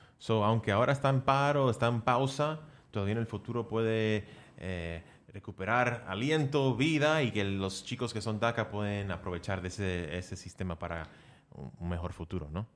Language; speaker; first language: Spanish; early bilingual, heritage; Spanish